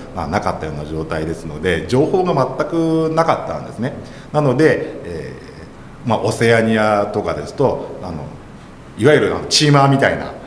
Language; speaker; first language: Japanese; native; Japanese